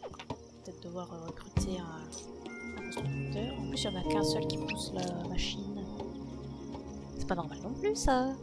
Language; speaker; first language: French; native; French